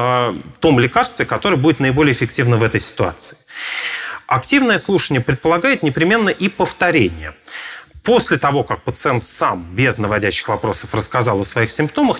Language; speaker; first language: Russian; native; Russian